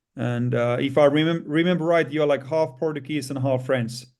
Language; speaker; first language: English; non-native, fluent; Finnish